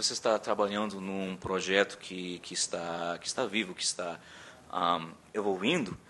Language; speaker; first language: Portuguese; early bilingual, other home language; English